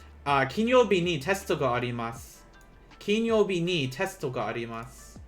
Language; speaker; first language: Japanese; non-native, learner; English